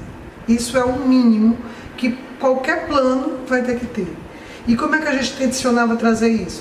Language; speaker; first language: Portuguese; native; Portuguese